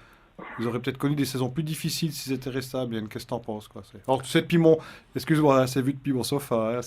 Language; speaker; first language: French; native; French